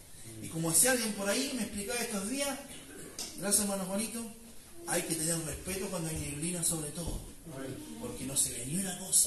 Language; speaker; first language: Spanish; native; Spanish